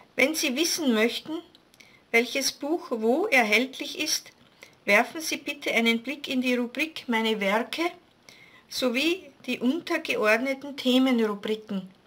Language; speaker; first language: German; native; German